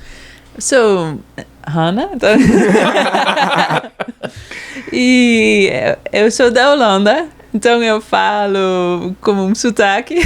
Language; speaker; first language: Portuguese; non-native, fluent; Dutch